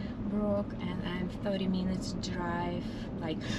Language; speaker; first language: English; non-native, learner; Russian